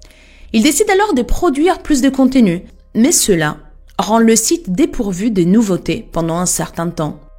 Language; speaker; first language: French; native; French